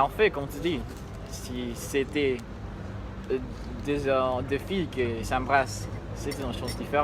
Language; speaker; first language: French; non-native, learner; Spanish